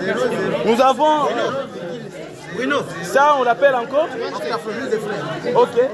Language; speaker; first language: French; non-native, local second language; Swahili